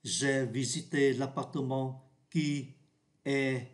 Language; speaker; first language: French; non-native, fluent; Vietnamese